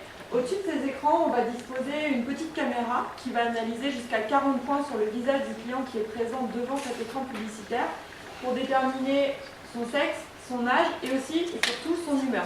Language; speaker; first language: French; native; French